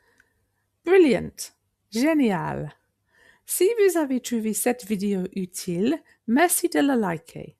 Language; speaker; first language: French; non-native, fluent; English